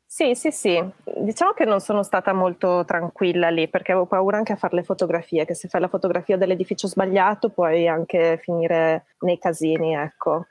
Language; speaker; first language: Italian; native; Italian